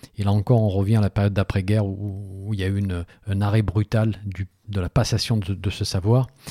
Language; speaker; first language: French; native; French